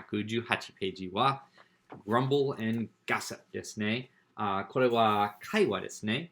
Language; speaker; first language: Japanese; non-native, fluent; English